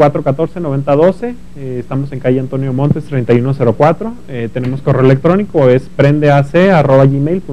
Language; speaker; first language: Spanish; native; Spanish